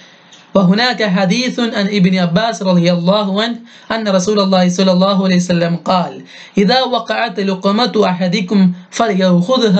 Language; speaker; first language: Arabic; non-native, fluent; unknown